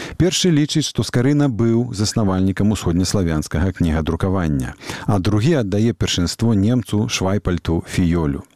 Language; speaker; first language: Belarusian; native; Belarusian